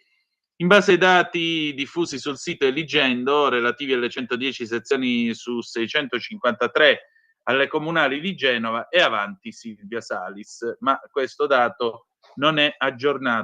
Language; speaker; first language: Italian; native; Italian